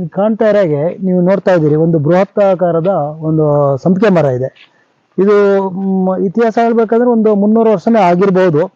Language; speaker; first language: Kannada; native; Kannada